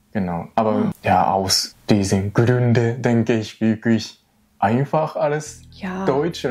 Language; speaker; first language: German; non-native, learner; Japanese